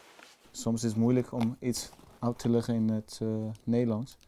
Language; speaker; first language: Dutch; non-native, fluent; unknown